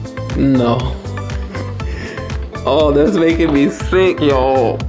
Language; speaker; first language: English; native; English